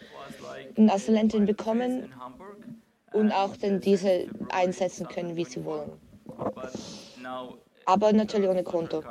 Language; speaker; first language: German; non-native, learner; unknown